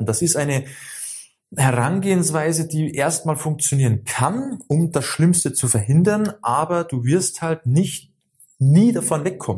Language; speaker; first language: German; native; German